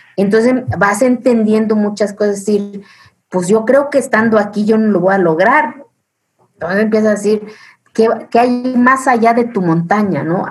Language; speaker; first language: Spanish; early bilingual, other home language; Zapotec